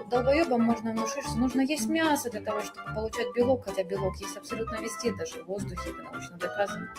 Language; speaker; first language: Russian; native; Russian